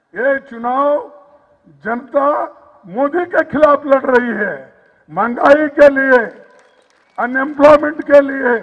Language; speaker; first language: Hindi; non-native, local second language; Kannada